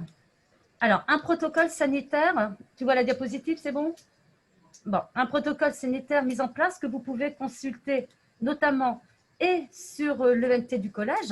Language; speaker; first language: French; native; French